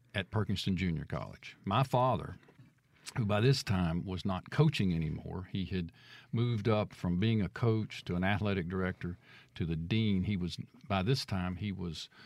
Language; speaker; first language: English; native; English